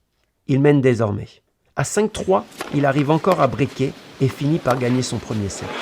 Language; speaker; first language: French; native; French